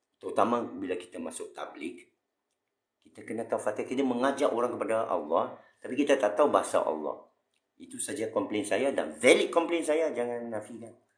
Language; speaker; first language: Malay; non-native, local second language; Chinese